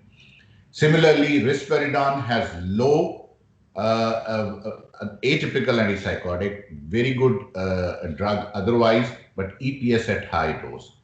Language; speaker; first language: English; non-native, local second language; Urdu